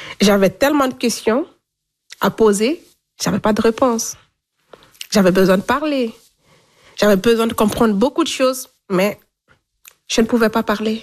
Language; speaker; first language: French; non-native, local second language; Fula